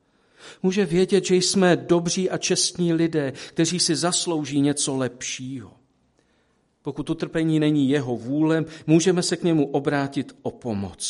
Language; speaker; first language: Czech; native; Czech